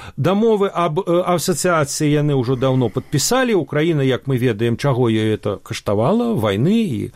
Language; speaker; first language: Belarusian; non-native, local second language; Russian